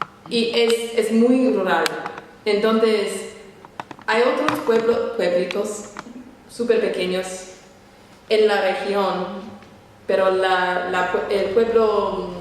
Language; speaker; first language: Spanish; non-native, fluent; English